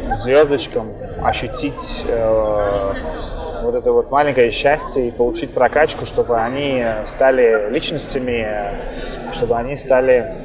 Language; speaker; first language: Russian; non-native, fluent; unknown